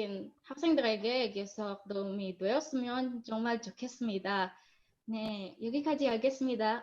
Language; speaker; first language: Korean; non-native, learner; Indonesian